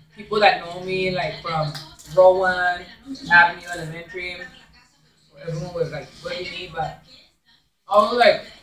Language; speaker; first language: English; early bilingual, other home language; Spanish